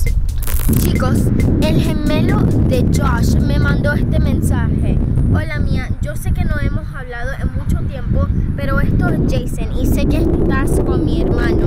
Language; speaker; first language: Spanish; early bilingual, heritage; Spanish